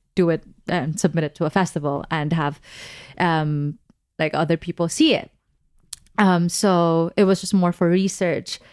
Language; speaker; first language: English; non-native, local second language; Filipino